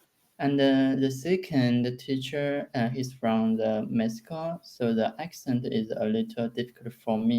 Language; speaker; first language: English; non-native, learner; Chinese